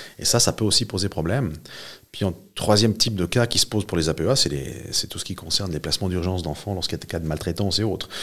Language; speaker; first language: French; native; French